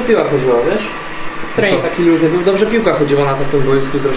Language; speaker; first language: Polish; native; Polish